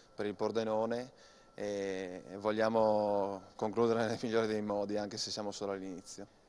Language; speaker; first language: Italian; native; Italian